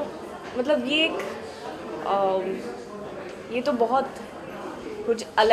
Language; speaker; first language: Hindi; non-native, fluent; Swedish